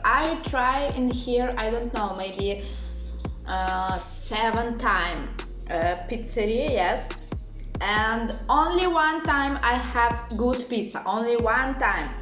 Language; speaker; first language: English; non-native, learner; Russian